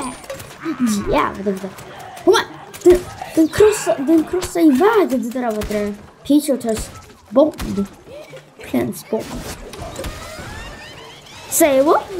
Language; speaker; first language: Swedish; early bilingual, other home language; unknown